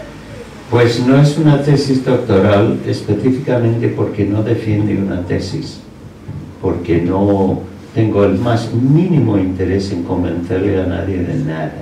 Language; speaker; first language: Spanish; non-native, fluent; English